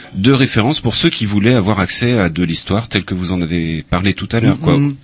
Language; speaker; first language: French; native; French